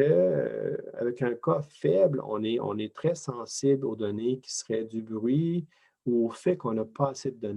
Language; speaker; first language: French; native; French